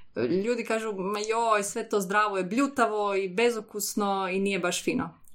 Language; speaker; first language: Croatian; native; Croatian